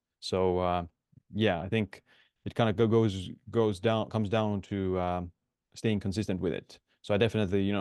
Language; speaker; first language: English; non-native, fluent; Estonian